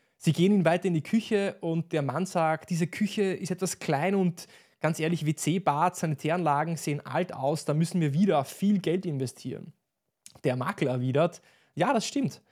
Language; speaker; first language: German; native; German